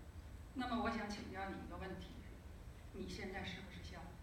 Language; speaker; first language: Chinese; native; Chinese